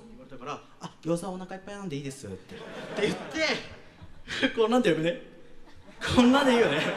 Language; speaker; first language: Japanese; native; Japanese